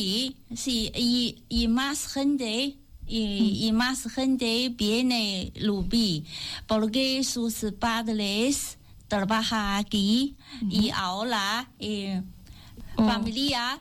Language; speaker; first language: Spanish; non-native, learner; Chinese